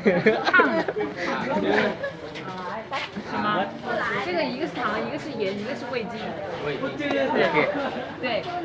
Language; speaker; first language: Chinese; non-native, fluent; Hmong